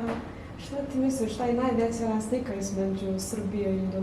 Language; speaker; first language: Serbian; non-native, fluent; Chinese